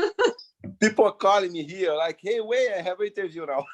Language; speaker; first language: English; non-native, fluent; Portuguese